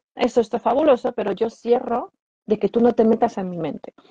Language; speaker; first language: Spanish; non-native, fluent; Polish